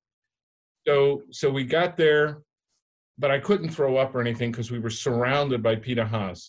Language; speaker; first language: English; native; English